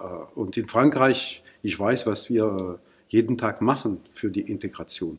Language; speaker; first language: German; non-native, fluent; French